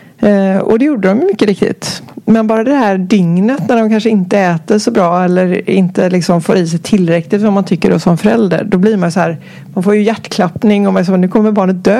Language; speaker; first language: Swedish; native; Swedish